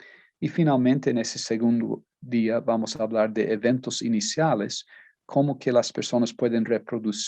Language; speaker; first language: Spanish; non-native, fluent; Portuguese